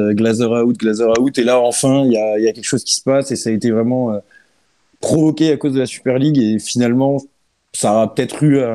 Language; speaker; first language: French; native; French